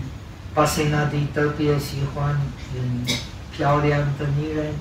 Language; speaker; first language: Chinese; non-native, fluent; Czech